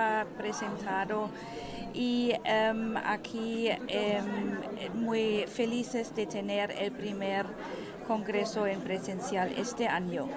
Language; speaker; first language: Spanish; non-native, fluent; German